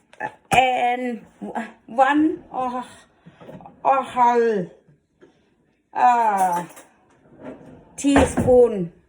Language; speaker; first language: English; non-native, learner; Thai